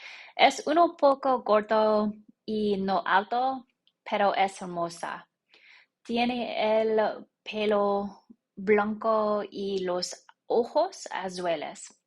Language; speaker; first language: Spanish; non-native, learner; English